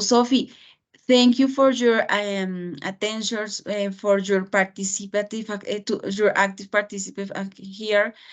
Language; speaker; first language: English; non-native, fluent; Spanish